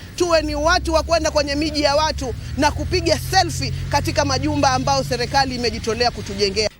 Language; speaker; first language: Swahili; native; Swahili